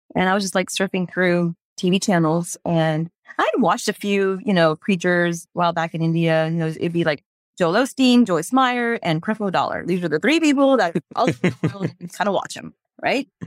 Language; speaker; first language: English; native; English